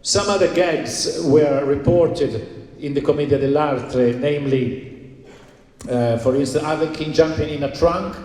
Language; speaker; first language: English; non-native, fluent; Italian